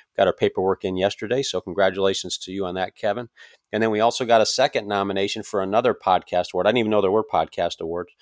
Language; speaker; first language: English; native; English